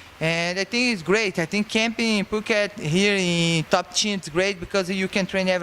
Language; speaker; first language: English; non-native, learner; Portuguese